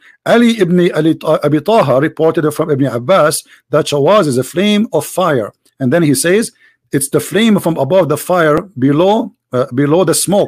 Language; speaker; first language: English; non-native, fluent; Arabic